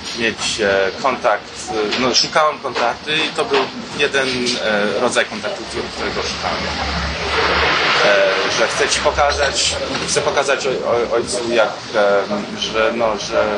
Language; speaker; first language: Polish; early bilingual, heritage; Polish